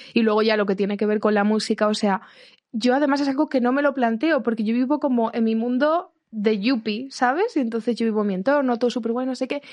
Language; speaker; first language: Spanish; native; Spanish